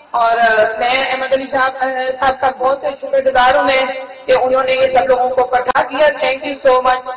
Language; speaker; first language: Urdu; non-native, local second language; Pashto